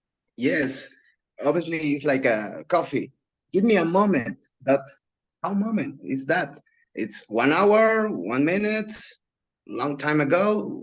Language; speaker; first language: English; non-native, learner; Spanish